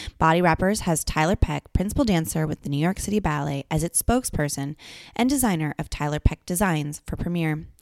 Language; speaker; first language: English; native; English